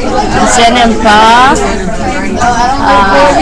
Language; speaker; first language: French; non-native, learner; English